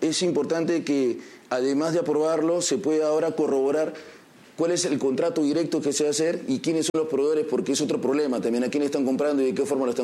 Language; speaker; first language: Spanish; native; Spanish